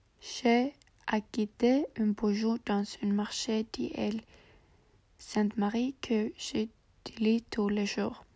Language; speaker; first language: French; non-native, learner; English